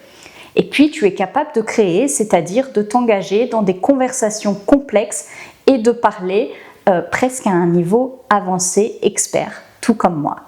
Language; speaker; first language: French; native; French